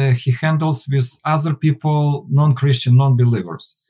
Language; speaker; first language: English; non-native, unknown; Ukrainian